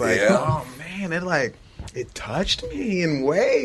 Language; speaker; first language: English; native; English